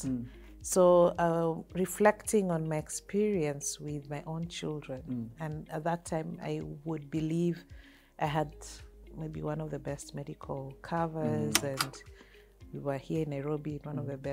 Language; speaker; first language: English; non-native, local second language; Luyia